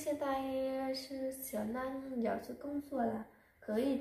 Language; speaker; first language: Chinese; non-native, learner; Vietnamese